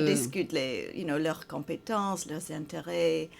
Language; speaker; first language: French; non-native, fluent; English